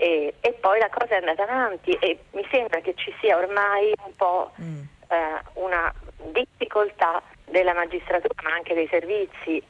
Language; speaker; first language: Italian; native; Italian